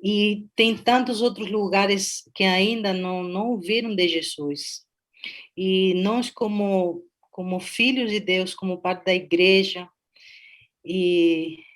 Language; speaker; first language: Portuguese; non-native, fluent; Spanish